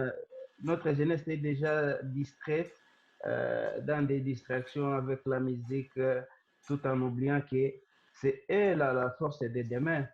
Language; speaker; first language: French; non-native, local second language; Swahili